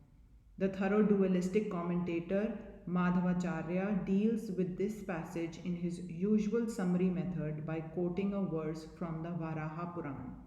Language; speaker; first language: English; non-native, local second language; Hindi